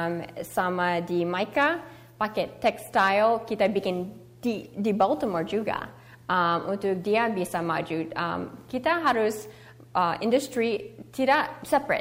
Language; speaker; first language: Indonesian; early bilingual, heritage; Indonesian